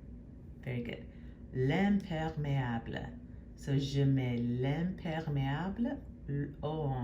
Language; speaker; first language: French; non-native, fluent; English